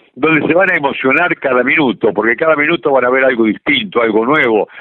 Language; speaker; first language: Spanish; native; Spanish